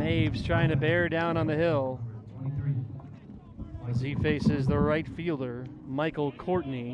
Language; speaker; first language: English; native; English